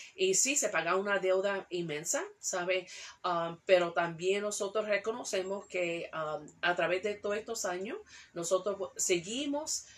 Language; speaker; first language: Spanish; early bilingual, heritage; Spanish